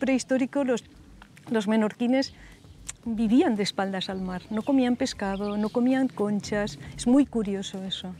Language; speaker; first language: Spanish; non-native, local second language; Catalan